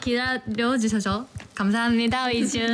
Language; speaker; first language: Korean; non-native, fluent; Japanese